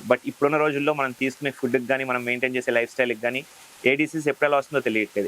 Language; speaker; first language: Telugu; native; Telugu